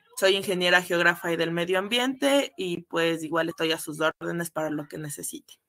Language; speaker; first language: Spanish; native; Spanish